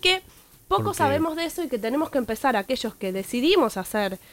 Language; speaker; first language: Spanish; native; Spanish